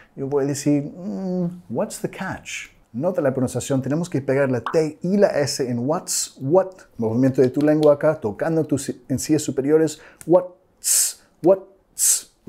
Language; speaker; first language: Spanish; non-native, fluent; English